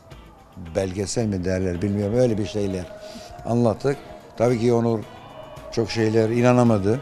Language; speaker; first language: Turkish; non-native, fluent; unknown